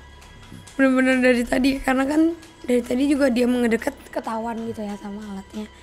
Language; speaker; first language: Indonesian; native; Indonesian